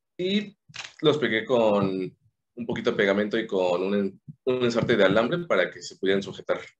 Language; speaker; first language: Spanish; native; Spanish